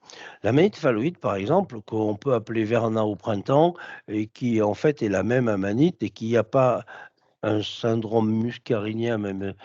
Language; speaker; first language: French; native; French